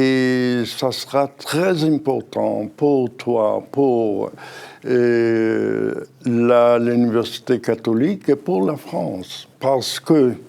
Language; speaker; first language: French; non-native, fluent; Hebrew